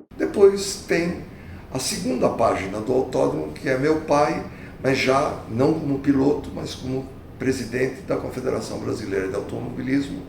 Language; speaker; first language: Portuguese; early bilingual, other home language; Italian